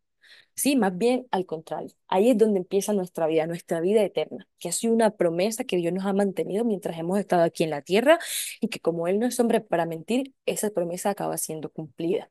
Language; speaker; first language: Spanish; native; Spanish